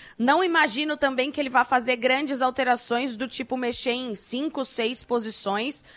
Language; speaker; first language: Portuguese; native; Portuguese